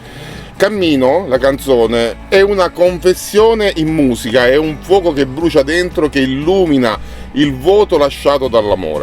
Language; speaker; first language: Italian; native; Italian